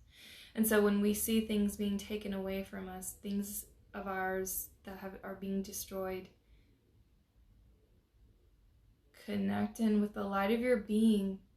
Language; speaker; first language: English; native; English